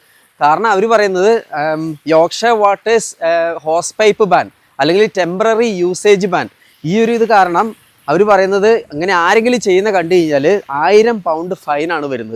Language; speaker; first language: Malayalam; native; Malayalam